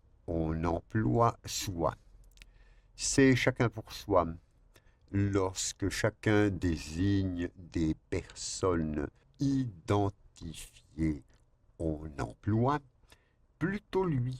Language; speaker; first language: French; non-native, fluent; Spanish